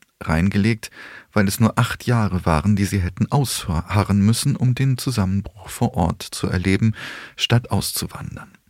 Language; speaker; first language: German; early bilingual, other home language; Polish